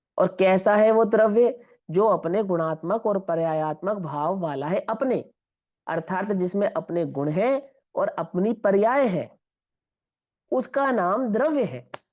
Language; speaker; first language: Hindi; non-native, local second language; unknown